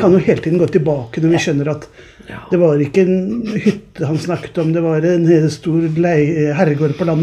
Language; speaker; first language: Norwegian; native; Norwegian